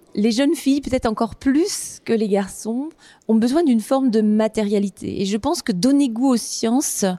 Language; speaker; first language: French; native; French